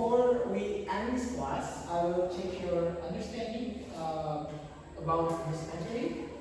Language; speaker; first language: English; non-native, learner; Indonesian